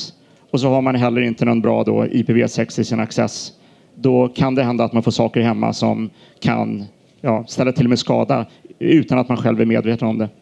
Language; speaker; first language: Swedish; native; Swedish